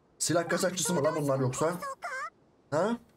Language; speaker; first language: Turkish; native; Turkish